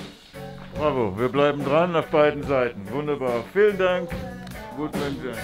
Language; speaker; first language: German; native; German